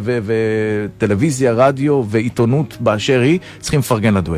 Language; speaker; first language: Hebrew; native; Hebrew